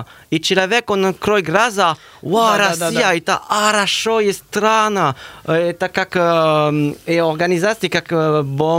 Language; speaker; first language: Russian; non-native, learner; French